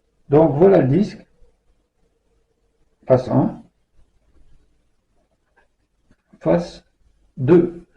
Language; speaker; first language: French; native; French